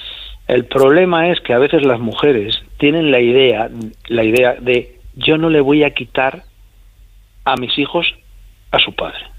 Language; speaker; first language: Spanish; native; Spanish